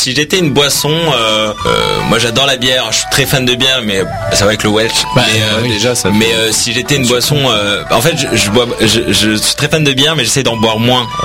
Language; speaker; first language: French; native; French